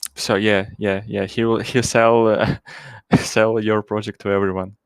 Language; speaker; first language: English; non-native, learner; Russian